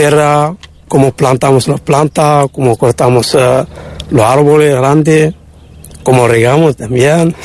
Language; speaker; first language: Spanish; non-native, learner; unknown